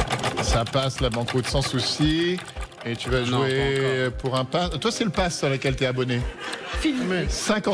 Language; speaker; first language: French; native; French